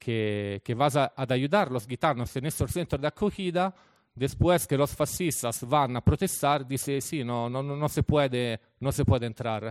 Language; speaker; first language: Spanish; non-native, fluent; Italian